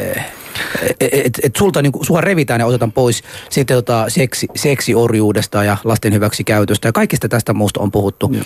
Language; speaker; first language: Finnish; non-native, fluent; Persian